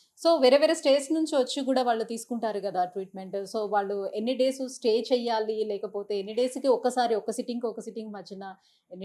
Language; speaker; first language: Telugu; native; Telugu